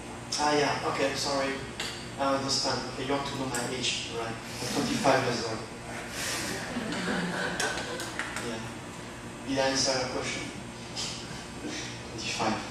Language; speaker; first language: English; non-native, fluent; French